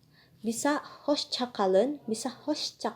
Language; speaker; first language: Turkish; non-native, fluent; Indonesian